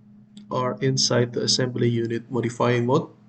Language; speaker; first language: English; non-native, fluent; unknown